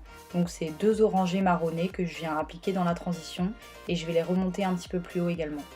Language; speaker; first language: French; native; French